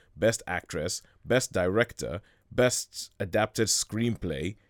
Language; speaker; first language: English; non-native, local second language; Yoruba